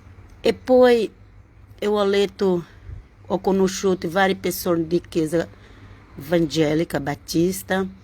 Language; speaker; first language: Italian; non-native, learner; Portuguese